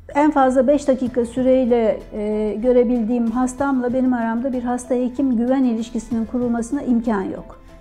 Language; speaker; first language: Turkish; native; Turkish